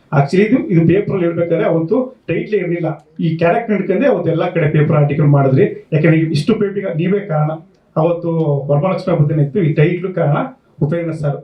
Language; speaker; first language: Kannada; native; Kannada